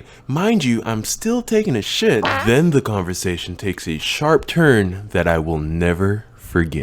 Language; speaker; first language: English; native; English